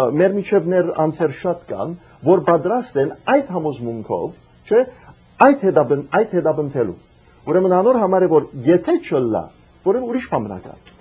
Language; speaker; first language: Armenian; early bilingual, heritage; Armenian